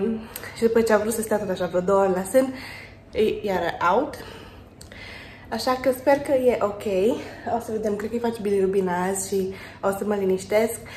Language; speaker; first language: Romanian; native; Romanian